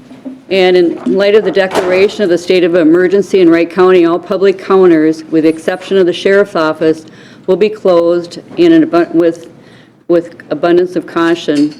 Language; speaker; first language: English; native; English